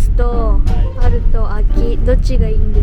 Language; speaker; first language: Japanese; non-native, learner; Filipino